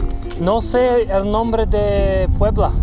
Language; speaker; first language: Spanish; non-native, learner; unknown